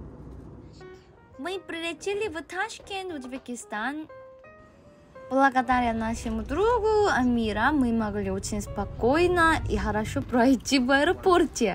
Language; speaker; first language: Russian; non-native, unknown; Korean